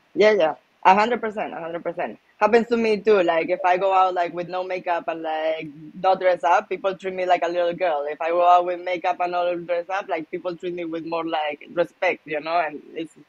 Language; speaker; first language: English; non-native, fluent; Spanish